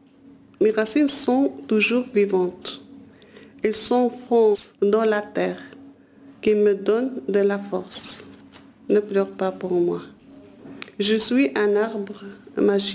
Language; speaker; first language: French; non-native, learner; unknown